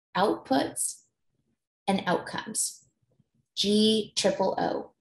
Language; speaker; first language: English; native; English